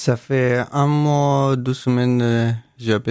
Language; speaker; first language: French; non-native, learner; Persian